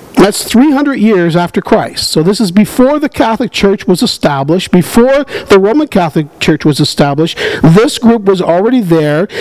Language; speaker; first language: English; native; English